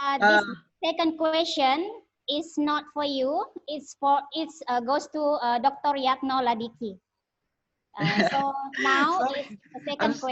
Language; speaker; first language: English; non-native, learner; Indonesian